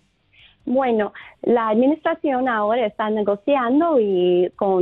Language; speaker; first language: Spanish; non-native, fluent; English